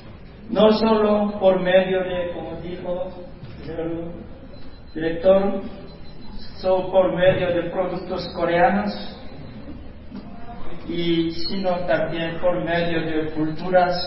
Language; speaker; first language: Spanish; non-native, fluent; Korean